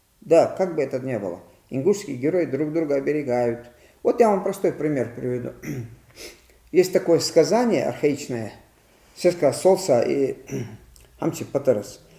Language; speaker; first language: Russian; non-native, local second language; Ingush